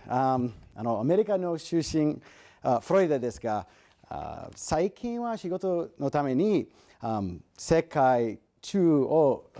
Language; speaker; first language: Japanese; non-native, learner; English